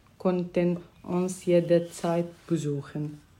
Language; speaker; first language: German; non-native, learner; Arabic